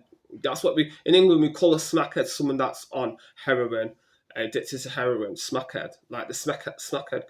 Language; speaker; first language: English; native; English